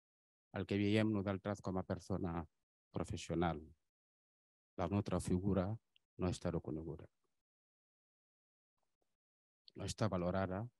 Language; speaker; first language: Catalan; non-native, fluent; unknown